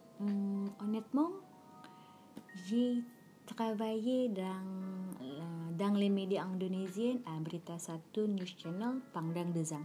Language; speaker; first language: French; non-native, learner; Indonesian